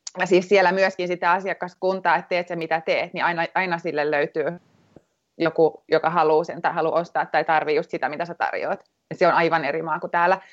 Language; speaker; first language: Finnish; native; Finnish